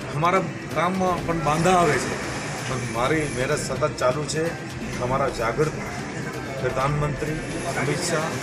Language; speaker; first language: Gujarati; non-native, local second language; Sindhi